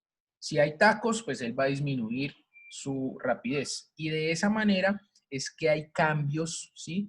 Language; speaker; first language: Spanish; native; Spanish